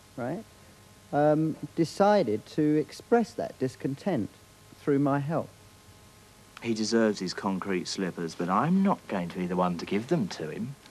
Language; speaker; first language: English; native; English